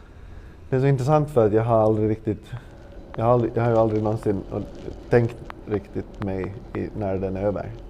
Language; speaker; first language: Swedish; native; Swedish